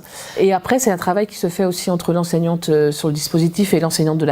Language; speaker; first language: French; native; French